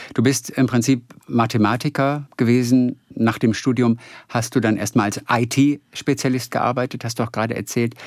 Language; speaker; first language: German; native; German